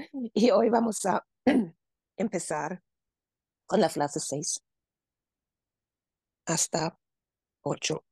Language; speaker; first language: Spanish; non-native, fluent; German